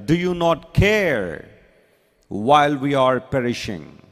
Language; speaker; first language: English; non-native, local second language; Telugu